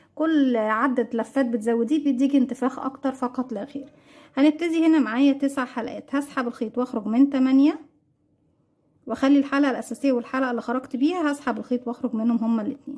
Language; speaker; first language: Arabic; native; Arabic